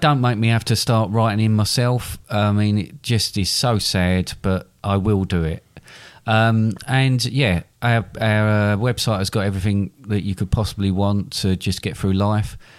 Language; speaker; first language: English; native; English